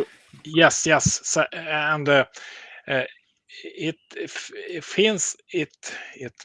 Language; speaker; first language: English; non-native, learner; Swedish